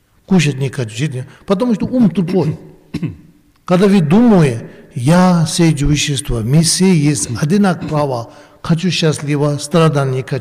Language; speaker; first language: Russian; non-native, learner; Tibetan